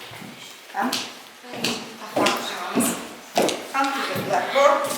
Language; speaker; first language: English; non-native, learner; Kazakh